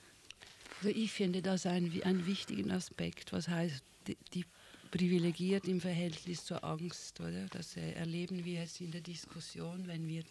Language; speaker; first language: German; native; German